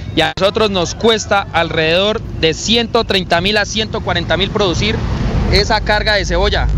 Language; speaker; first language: Spanish; native; Spanish